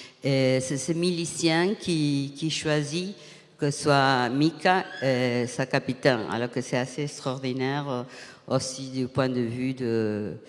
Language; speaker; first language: French; non-native, fluent; Spanish